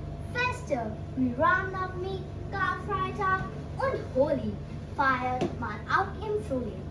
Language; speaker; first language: German; non-native, learner; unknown